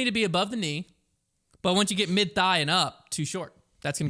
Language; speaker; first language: English; native; English